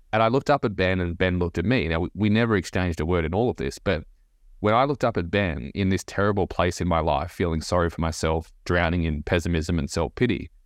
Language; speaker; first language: English; native; English